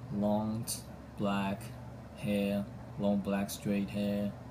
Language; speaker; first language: English; non-native, learner; Chinese